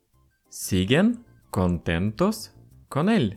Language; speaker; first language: Spanish; non-native, fluent; Russian